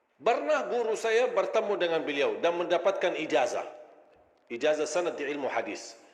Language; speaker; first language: Malay; non-native, fluent; Arabic